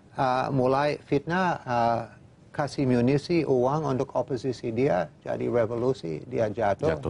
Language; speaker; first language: Indonesian; non-native, fluent; English